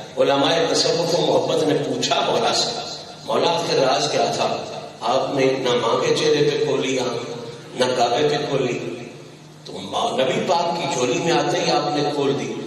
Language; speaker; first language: Urdu; non-native, local second language; Punjabi